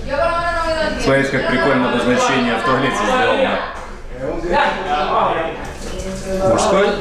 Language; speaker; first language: Russian; native; Russian